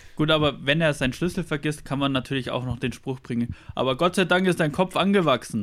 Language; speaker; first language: German; native; German